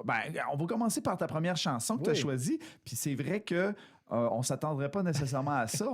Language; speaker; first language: French; native; French